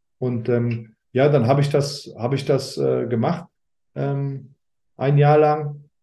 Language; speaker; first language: German; early bilingual, other home language; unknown